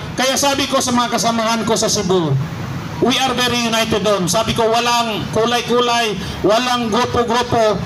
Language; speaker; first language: Filipino; non-native, local second language; Cebuano